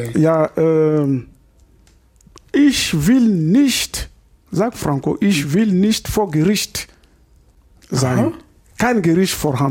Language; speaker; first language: German; non-native, learner; Lingala